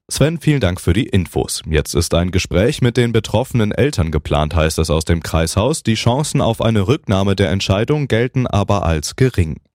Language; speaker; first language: German; native; German